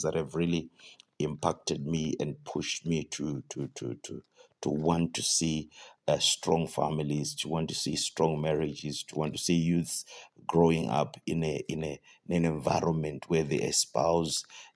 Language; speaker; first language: English; non-native, local second language; Shona